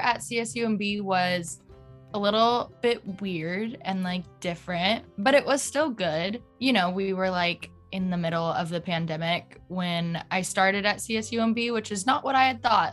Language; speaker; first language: English; native; English